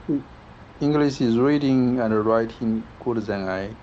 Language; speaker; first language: English; non-native, learner; Chinese